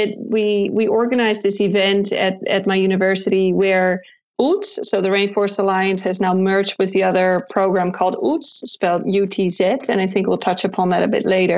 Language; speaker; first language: English; non-native, fluent; Dutch